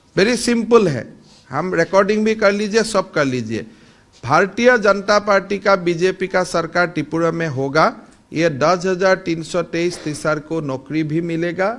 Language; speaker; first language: Hindi; non-native, local second language; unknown